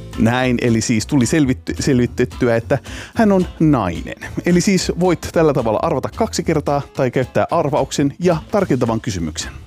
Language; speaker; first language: Finnish; native; Finnish